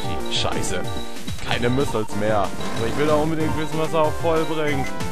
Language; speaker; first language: German; native; German